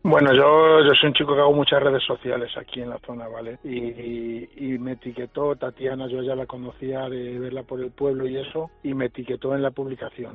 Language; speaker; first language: Spanish; native; Spanish